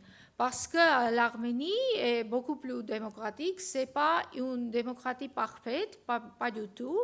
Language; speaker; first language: French; non-native, fluent; Armenian